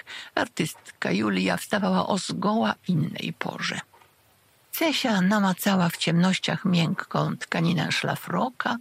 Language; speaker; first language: Polish; native; Polish